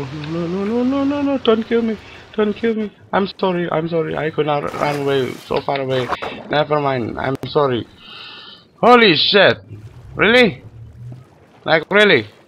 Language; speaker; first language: English; non-native, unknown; Indonesian